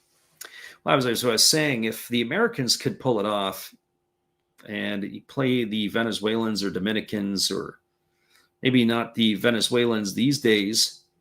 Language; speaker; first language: English; native; English